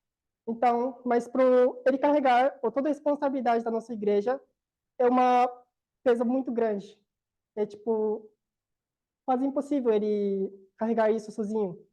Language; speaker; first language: Portuguese; non-native, learner; Korean